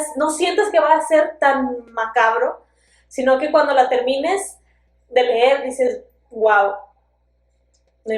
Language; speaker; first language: Spanish; native; Spanish